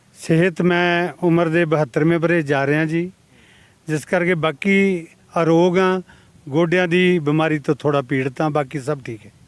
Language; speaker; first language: Punjabi; native; Punjabi